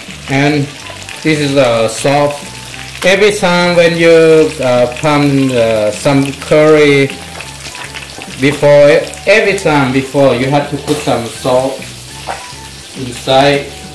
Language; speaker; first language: English; non-native, learner; Thai